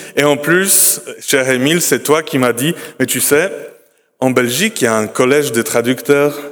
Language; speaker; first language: French; non-native, fluent; Polish